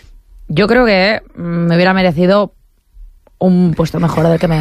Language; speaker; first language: Spanish; native; Spanish